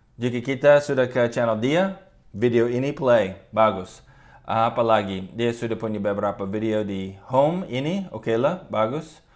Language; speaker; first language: Indonesian; non-native, fluent; English